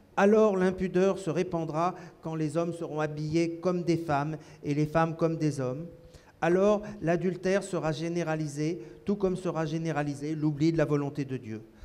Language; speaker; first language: French; native; French